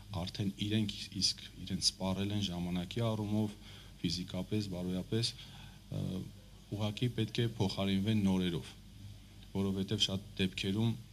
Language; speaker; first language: Armenian; native; Armenian